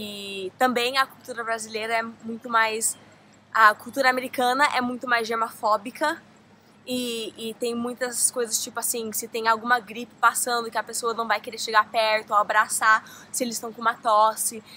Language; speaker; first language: Portuguese; early bilingual, heritage; Portuguese